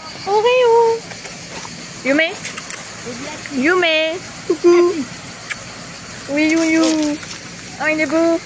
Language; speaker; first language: French; native; French